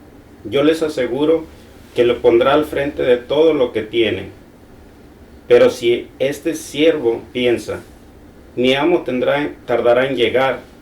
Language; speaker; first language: Spanish; native; Spanish